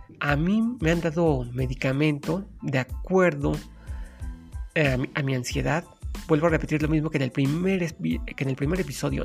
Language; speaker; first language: Spanish; native; Spanish